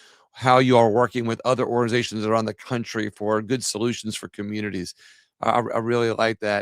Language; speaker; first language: English; native; English